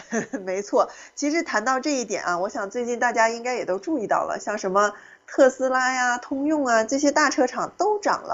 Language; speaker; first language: Chinese; native; Chinese